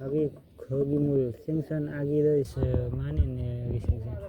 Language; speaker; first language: Korean; non-native, learner; Nepali